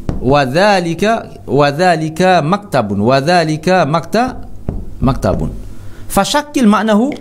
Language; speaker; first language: Arabic; non-native, fluent; Malay